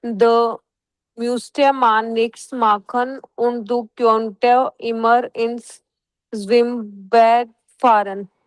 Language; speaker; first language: German; non-native, learner; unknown